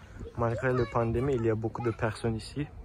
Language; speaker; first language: French; non-native, learner; Turkish